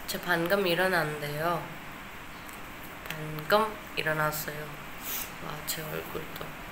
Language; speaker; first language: Korean; non-native, learner; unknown